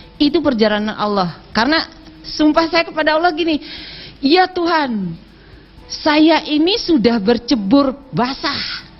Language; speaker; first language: Indonesian; non-native, local second language; Balinese